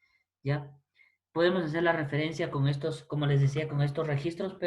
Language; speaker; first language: Spanish; native; Spanish